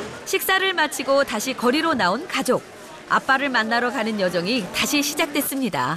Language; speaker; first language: Korean; native; Korean